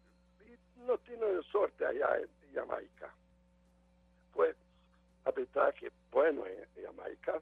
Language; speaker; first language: Spanish; non-native, learner; Serbian